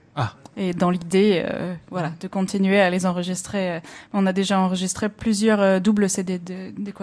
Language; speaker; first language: French; native; French